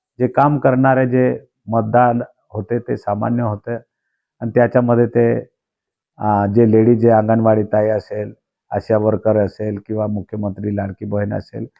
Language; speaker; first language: Marathi; non-native, local second language; Bhili